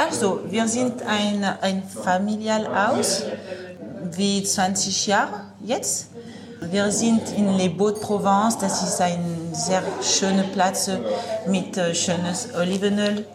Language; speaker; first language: German; non-native, learner; French